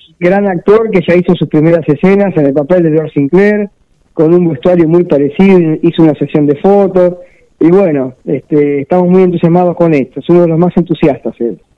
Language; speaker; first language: Spanish; native; Spanish